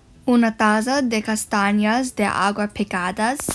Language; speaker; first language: Spanish; non-native, learner; English